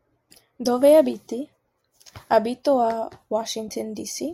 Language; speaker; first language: Italian; non-native, learner; English